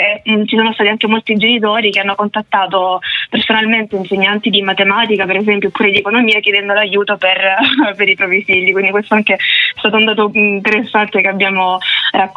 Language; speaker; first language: Italian; native; Italian